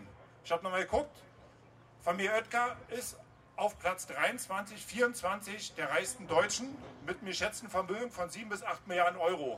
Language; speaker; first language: German; native; German